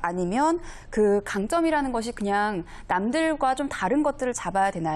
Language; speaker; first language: Korean; native; Korean